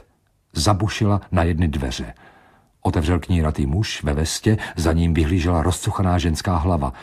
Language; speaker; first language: Czech; native; Czech